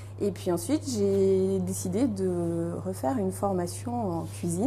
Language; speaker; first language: French; native; French